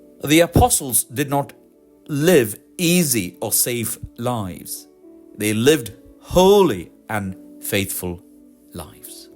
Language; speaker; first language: English; non-native, local second language; Malayalam